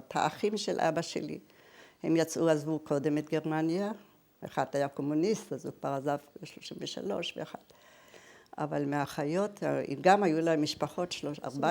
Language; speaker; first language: Hebrew; early bilingual, other home language; German